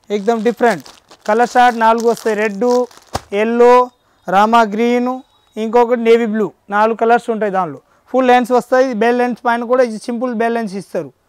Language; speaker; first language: Telugu; native; Telugu